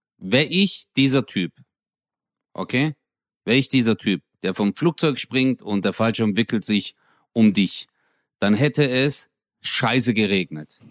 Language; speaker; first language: German; early bilingual, other home language; Turkish